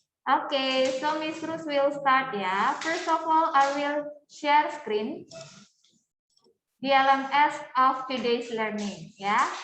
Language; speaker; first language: English; non-native, fluent; Indonesian